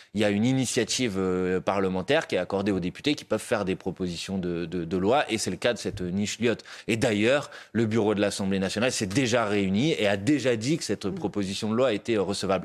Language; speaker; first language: French; native; French